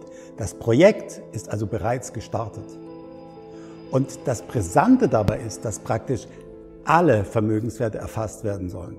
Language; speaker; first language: German; native; German